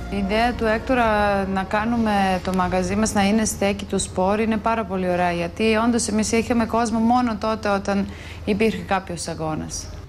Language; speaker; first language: Greek; non-native, fluent; Serbian